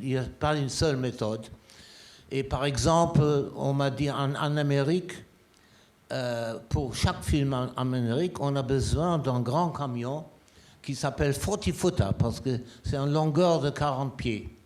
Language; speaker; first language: French; non-native, fluent; German